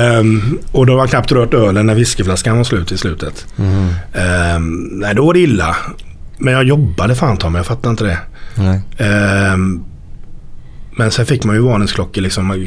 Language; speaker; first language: Swedish; native; Swedish